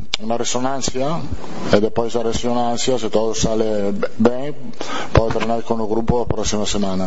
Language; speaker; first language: Portuguese; non-native, fluent; Italian